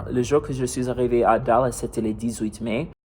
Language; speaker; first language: French; non-native, fluent; English